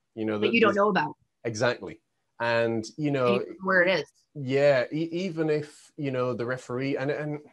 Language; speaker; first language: English; native; English